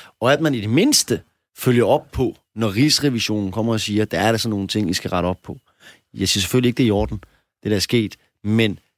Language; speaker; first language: Danish; early bilingual, other home language; Persian